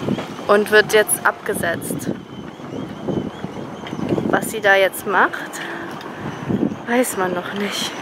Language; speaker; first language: German; non-native, fluent; Vietnamese